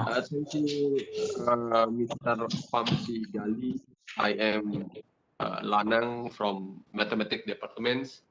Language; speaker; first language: English; non-native, fluent; Indonesian